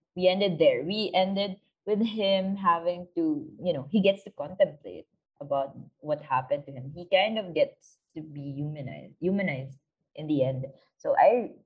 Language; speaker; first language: English; non-native, local second language; Filipino